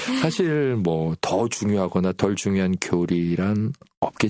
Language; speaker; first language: Korean; native; Korean